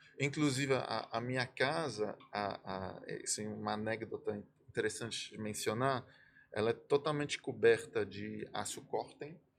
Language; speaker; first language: Portuguese; non-native, fluent; French